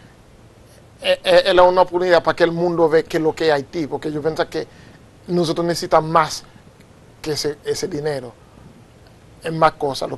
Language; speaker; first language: Spanish; non-native, fluent; Haitian Creole